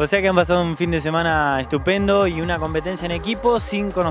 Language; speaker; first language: Spanish; native; Spanish